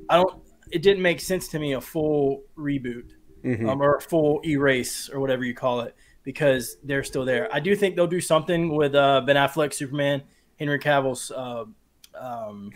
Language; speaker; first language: English; native; English